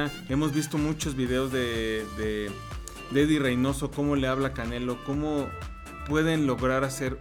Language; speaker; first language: Spanish; native; Spanish